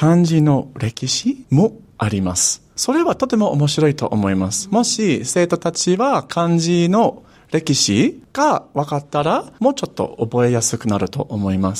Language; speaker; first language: Japanese; non-native, fluent; English